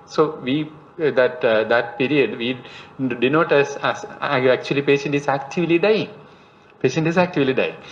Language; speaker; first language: English; non-native, local second language; Malayalam